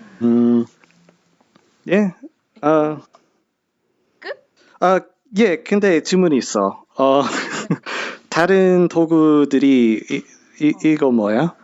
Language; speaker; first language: Korean; non-native, learner; English